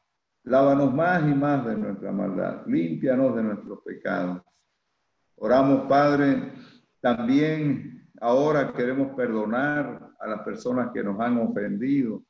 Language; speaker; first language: Spanish; native; Spanish